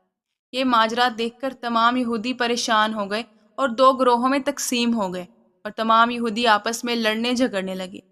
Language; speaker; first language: Urdu; native; Urdu